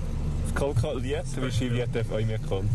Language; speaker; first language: Russian; non-native, learner; German